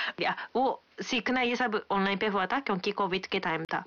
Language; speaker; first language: Hindi; non-native, fluent; Japanese